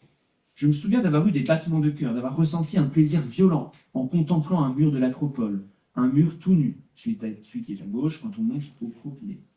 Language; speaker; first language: French; native; French